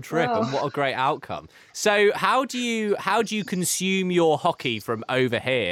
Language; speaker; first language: English; native; English